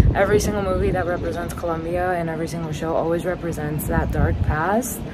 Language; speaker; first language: English; early bilingual, other home language; Spanish